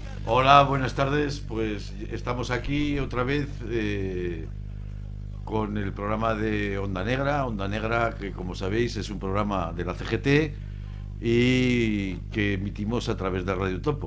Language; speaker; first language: Spanish; native; Spanish